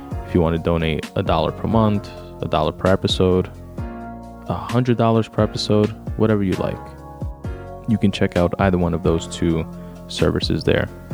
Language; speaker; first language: English; early bilingual, other home language; Spanish